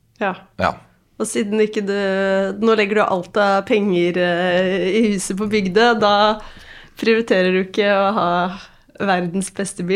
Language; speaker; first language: Norwegian; native; Norwegian